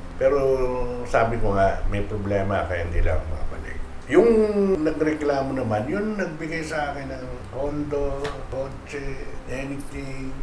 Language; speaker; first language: Filipino; native; Filipino